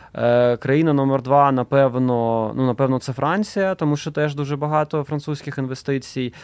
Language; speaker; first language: Ukrainian; native; Ukrainian